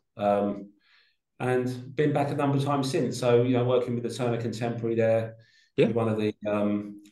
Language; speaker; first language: English; native; English